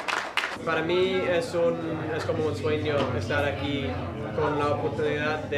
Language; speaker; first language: Spanish; non-native, fluent; English